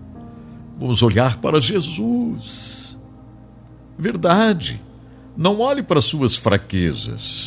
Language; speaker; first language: Portuguese; native; Portuguese